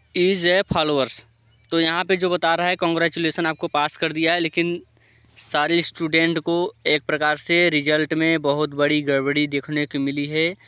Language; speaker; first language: Hindi; native; Hindi